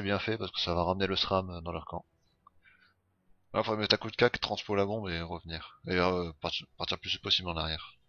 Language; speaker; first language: French; native; French